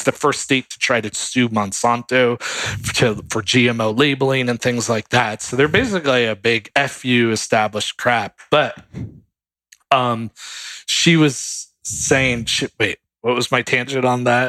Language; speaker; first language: English; native; English